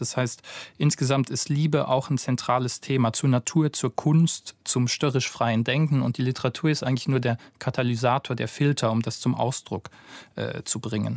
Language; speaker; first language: German; native; German